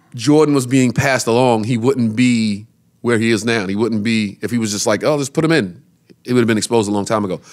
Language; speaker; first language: English; native; English